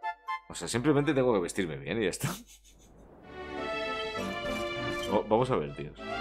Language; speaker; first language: Spanish; native; Spanish